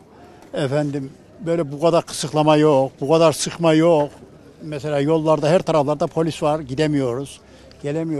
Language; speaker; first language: Turkish; native; Turkish